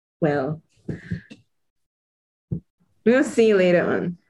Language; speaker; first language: English; native; English